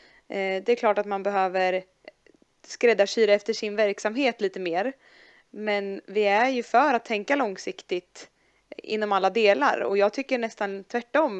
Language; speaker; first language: Swedish; native; Swedish